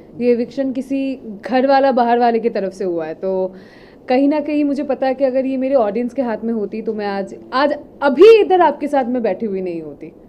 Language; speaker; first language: Hindi; non-native, local second language; Bangla